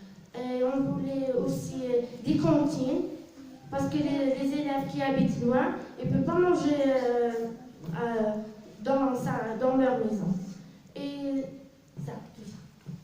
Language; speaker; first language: French; non-native, learner; Arabic